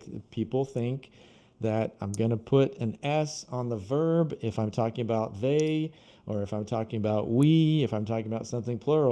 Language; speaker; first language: English; non-native, fluent; Portuguese